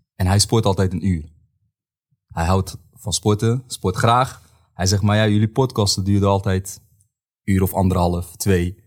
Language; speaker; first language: Dutch; native; Dutch